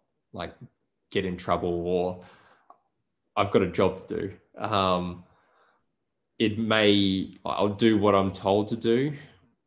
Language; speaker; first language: English; native; English